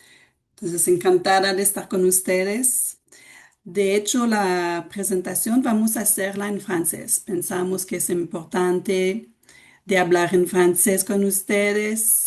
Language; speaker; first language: Spanish; non-native, fluent; French